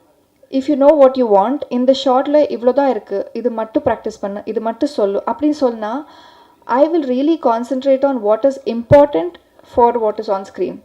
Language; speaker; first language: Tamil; non-native, learner; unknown